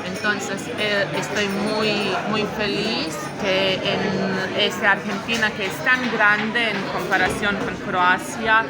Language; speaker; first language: Spanish; non-native, fluent; Croatian